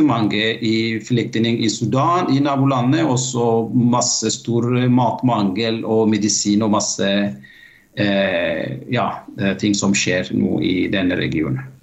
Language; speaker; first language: Norwegian; non-native, fluent; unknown